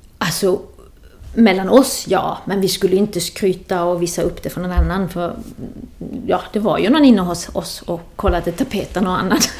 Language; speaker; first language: Swedish; non-native, fluent; German